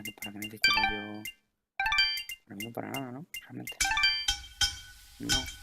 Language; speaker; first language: Spanish; native; Spanish